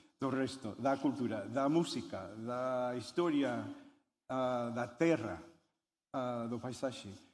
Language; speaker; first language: Galician; non-native, learner; English